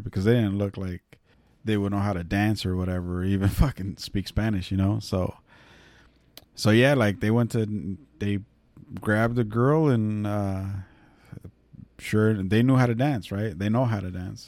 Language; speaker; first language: English; early bilingual, other home language; Spanish